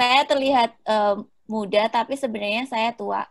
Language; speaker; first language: Indonesian; native; Indonesian